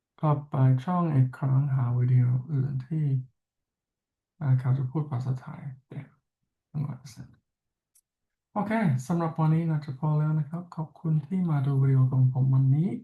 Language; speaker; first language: Thai; non-native, fluent; English